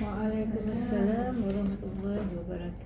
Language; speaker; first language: Arabic; non-native, learner; Malay